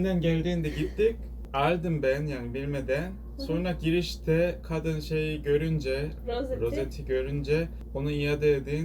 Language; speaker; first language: Turkish; non-native, learner; Korean